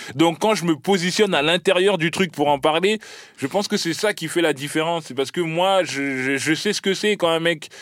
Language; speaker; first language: French; native; French